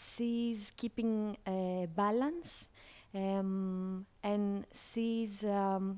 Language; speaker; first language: English; non-native, fluent; Greek